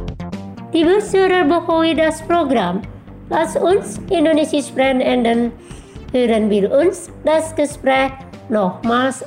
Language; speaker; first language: German; non-native, fluent; Indonesian